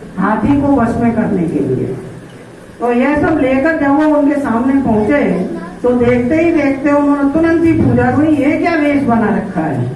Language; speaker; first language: Hindi; native; Hindi